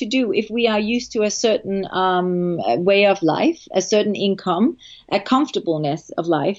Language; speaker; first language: English; non-native, fluent; Danish